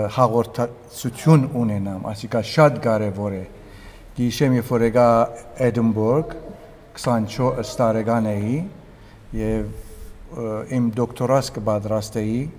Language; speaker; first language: Armenian; early bilingual, heritage; Armenian